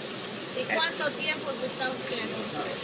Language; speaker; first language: Spanish; native; Spanish